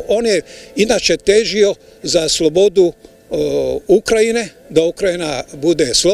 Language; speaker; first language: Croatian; early bilingual, other home language; Ukrainian